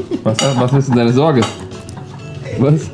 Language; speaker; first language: German; native; German